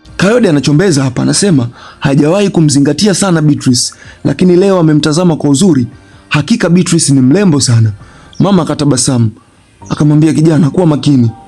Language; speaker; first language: Swahili; native; Swahili